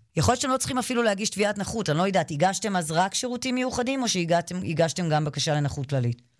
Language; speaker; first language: Hebrew; native; Hebrew